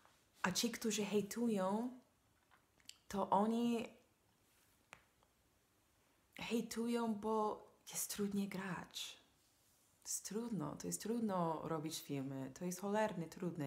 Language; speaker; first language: Polish; non-native, fluent; English